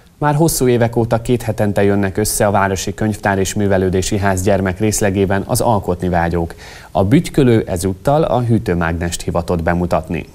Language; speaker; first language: Hungarian; native; Hungarian